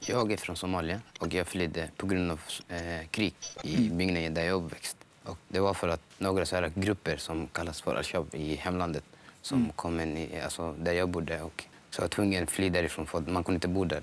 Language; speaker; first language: Swedish; non-native, fluent; Somali